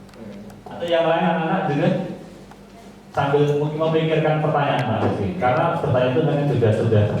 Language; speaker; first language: Indonesian; native; Indonesian